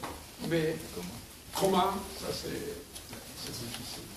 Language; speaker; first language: French; non-native, learner; Japanese